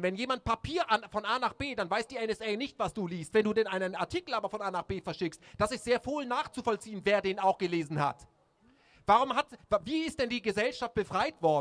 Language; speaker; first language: German; native; German